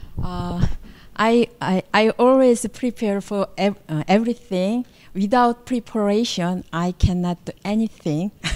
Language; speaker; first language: English; non-native, fluent; Korean